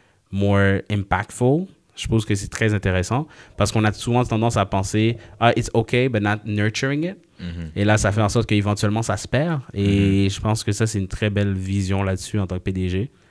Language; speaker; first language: French; native; French